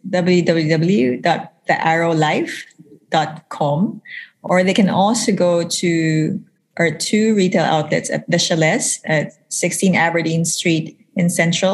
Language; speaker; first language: English; non-native, local second language; Filipino